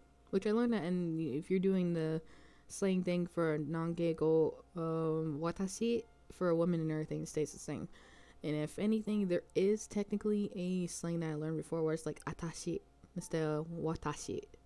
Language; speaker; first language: English; native; English